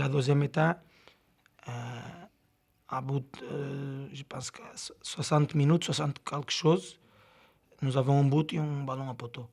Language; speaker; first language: French; non-native, learner; Portuguese